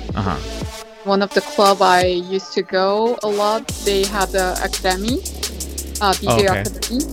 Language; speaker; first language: English; non-native, learner; Korean